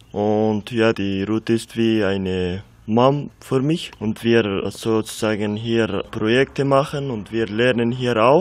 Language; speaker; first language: German; non-native, learner; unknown